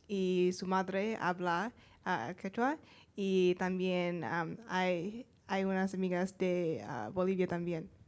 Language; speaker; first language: Spanish; non-native, learner; English